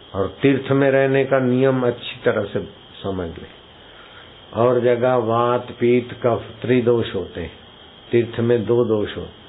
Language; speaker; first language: Hindi; native; Hindi